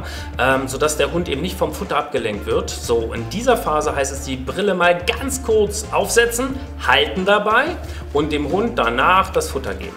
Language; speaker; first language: German; native; German